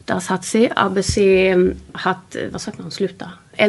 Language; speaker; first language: German; non-native, learner; Swedish